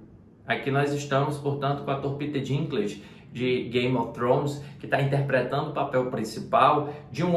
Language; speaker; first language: Portuguese; native; Portuguese